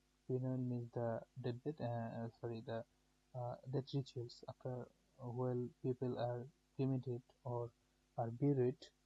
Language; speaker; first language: English; non-native, local second language; Bangla